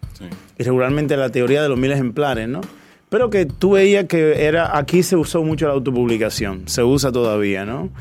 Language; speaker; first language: Spanish; native; Spanish